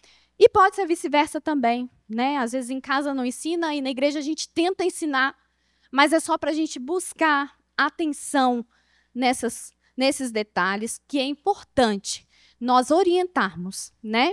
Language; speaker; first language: Portuguese; native; Portuguese